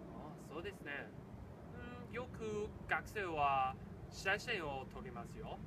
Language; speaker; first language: Japanese; non-native, learner; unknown